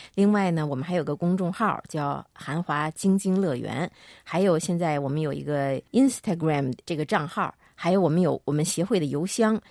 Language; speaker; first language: Chinese; native; Chinese